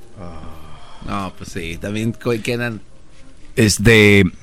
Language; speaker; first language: Spanish; native; Spanish